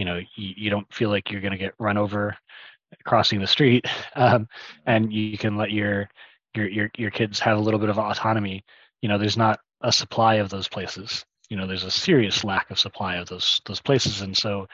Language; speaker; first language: English; native; English